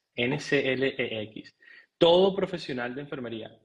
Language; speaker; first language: Spanish; native; Spanish